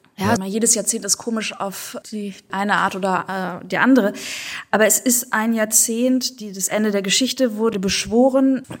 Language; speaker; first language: German; native; German